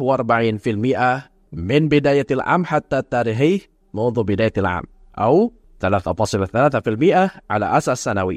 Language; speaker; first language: Arabic; non-native, fluent; Indonesian